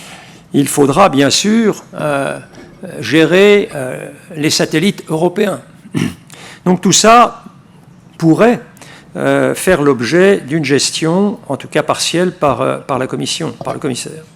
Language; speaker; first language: French; native; French